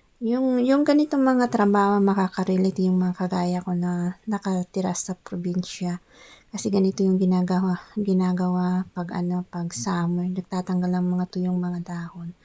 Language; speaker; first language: Filipino; non-native, local second language; Iloko